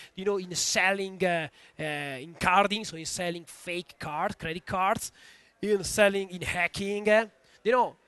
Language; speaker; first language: English; non-native, fluent; Italian